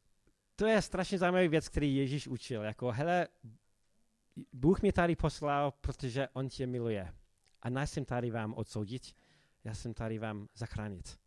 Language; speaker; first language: Czech; non-native, fluent; English